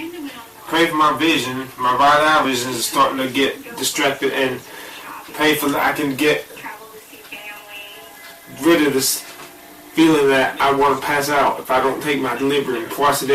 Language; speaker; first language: English; native; English